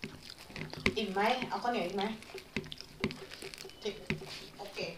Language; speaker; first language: Thai; native; Thai